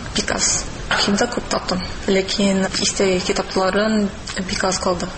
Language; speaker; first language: Tatar; non-native, fluent; English